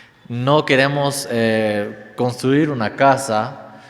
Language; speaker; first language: Spanish; non-native, fluent; English